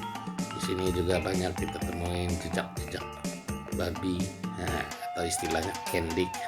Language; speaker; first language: Indonesian; non-native, local second language; Minangkabau